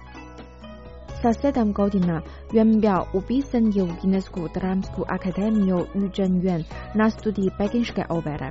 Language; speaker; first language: Croatian; non-native, fluent; Chinese